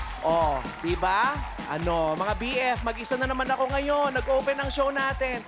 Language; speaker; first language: Filipino; native; Filipino